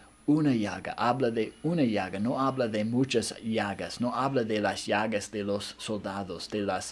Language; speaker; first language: Spanish; non-native, fluent; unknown